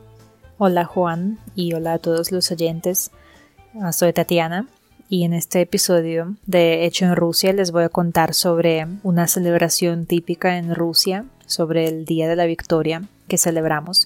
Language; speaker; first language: Spanish; non-native, fluent; Russian